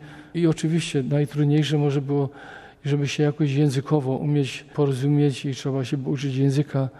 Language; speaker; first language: Polish; native; Polish